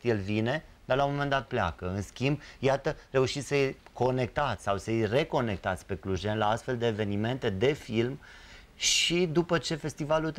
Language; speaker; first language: Romanian; native; Romanian